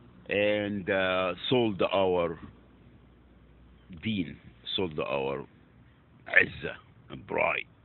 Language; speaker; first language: English; non-native, fluent; Arabic